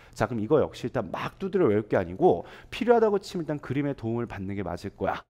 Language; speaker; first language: Korean; native; Korean